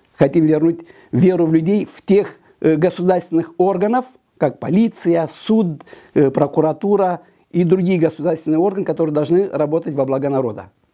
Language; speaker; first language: Russian; non-native, local second language; Romanian